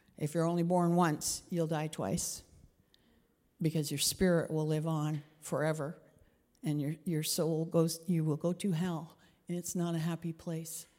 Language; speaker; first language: English; native; English